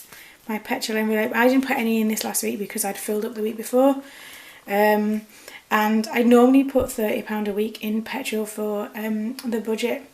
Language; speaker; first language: English; native; English